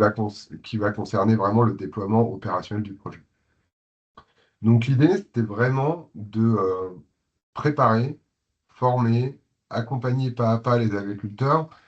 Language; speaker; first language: French; native; French